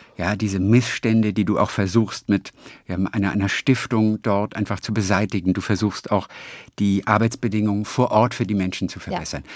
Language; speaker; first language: German; native; German